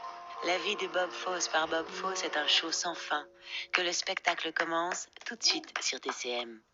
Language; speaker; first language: French; native; French